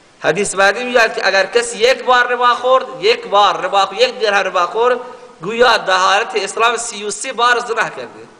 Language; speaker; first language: Persian; native; Persian